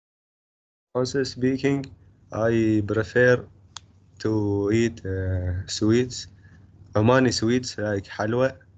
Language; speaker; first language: English; non-native, learner; Arabic